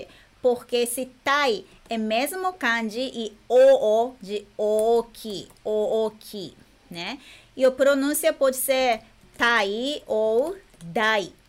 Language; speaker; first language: Portuguese; non-native, fluent; Japanese